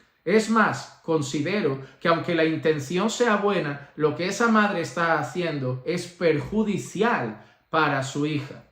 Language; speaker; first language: Spanish; native; Spanish